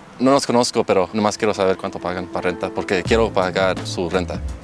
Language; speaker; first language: Spanish; native; Spanish